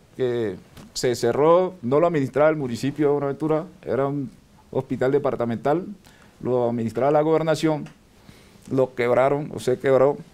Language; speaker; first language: Spanish; native; Spanish